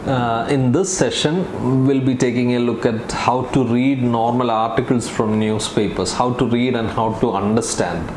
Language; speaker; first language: English; non-native, local second language; Malayalam